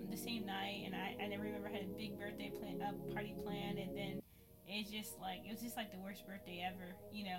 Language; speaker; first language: English; native; English